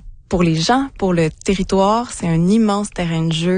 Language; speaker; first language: French; native; French